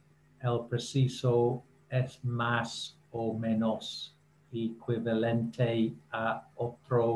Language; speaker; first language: Spanish; non-native, learner; English